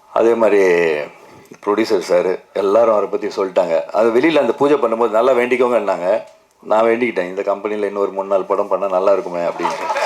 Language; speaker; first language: Tamil; non-native, local second language; Kannada